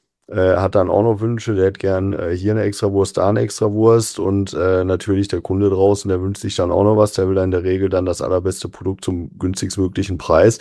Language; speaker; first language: German; native; German